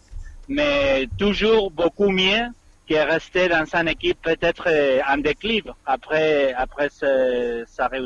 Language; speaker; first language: French; non-native, fluent; Spanish